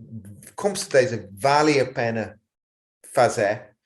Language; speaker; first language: Portuguese; non-native, fluent; English